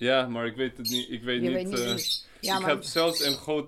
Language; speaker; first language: Dutch; non-native, learner; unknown